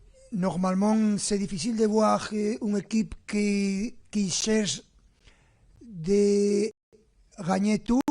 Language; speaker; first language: French; non-native, fluent; Spanish